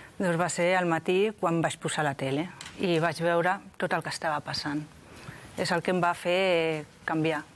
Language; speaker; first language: Catalan; non-native, local second language; Spanish